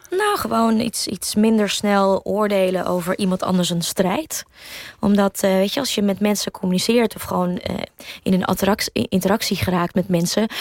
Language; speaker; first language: Dutch; early bilingual, other home language; Russian